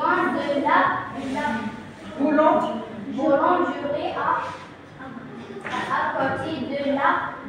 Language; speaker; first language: French; non-native, learner; Arabic